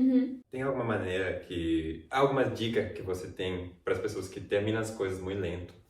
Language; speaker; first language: Portuguese; non-native, fluent; English